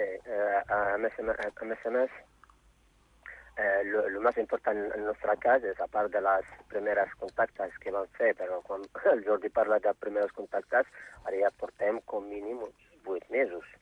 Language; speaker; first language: Catalan; non-native, fluent; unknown